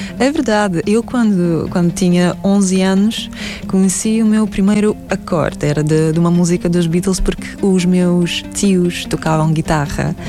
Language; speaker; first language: Portuguese; non-native, fluent; Russian